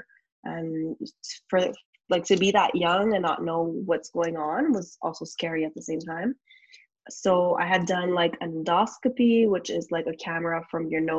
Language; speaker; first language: English; native; English